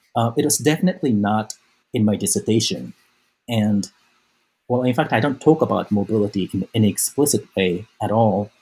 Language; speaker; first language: English; non-native, fluent; Japanese